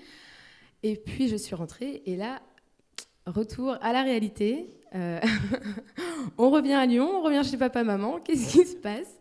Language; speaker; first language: French; native; French